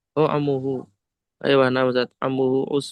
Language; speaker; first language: Arabic; non-native, learner; Indonesian